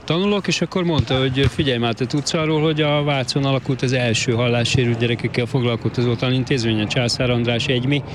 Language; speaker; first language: Hungarian; native; Hungarian